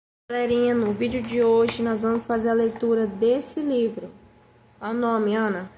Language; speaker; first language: Portuguese; native; Portuguese